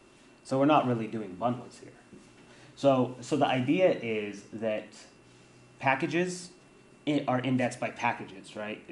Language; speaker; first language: English; native; English